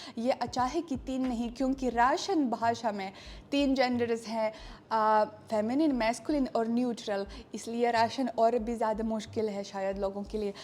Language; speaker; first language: Hindi; non-native, fluent; Russian